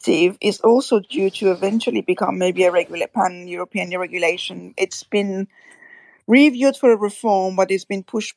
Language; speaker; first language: English; non-native, fluent; French